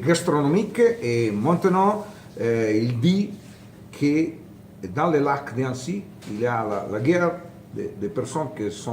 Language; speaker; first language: French; non-native, fluent; Italian